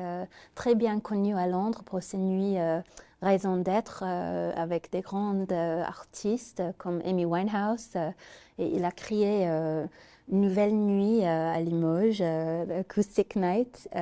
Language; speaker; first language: French; non-native, learner; English